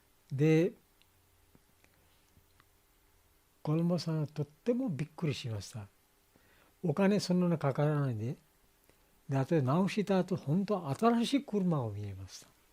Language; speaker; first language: Japanese; non-native, fluent; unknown